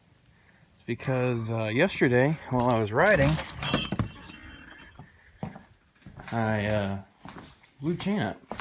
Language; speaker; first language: English; native; English